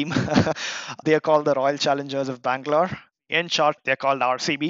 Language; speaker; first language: English; non-native, local second language; Kannada